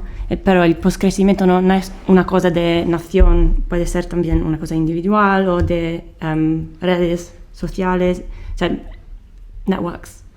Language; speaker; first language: Spanish; non-native, fluent; Italian